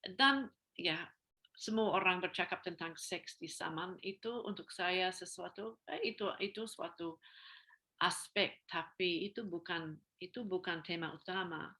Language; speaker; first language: Indonesian; non-native, fluent; English